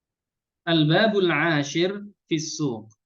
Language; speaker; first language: Arabic; non-native, fluent; Indonesian